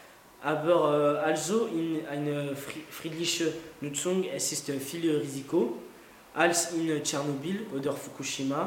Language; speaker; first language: German; non-native, learner; French